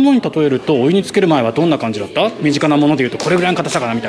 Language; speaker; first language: Japanese; native; Japanese